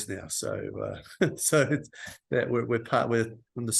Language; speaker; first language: English; native; English